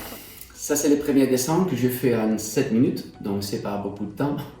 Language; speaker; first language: French; non-native, fluent; Spanish